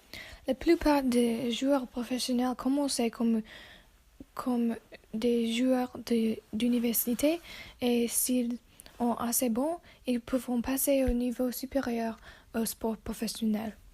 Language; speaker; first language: French; non-native, learner; English